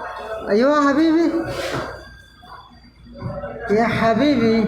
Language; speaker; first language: Hindi; non-native, learner; Bangla